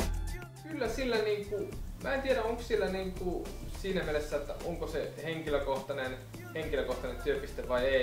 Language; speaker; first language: Finnish; native; Finnish